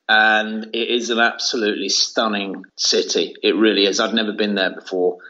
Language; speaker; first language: English; native; English